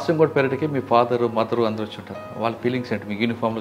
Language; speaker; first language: Telugu; native; Telugu